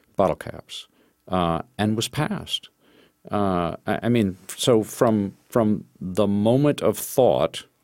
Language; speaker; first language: English; native; English